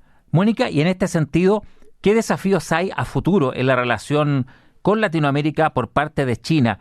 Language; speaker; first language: Spanish; native; Spanish